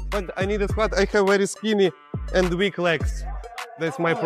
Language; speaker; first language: English; non-native, learner; Russian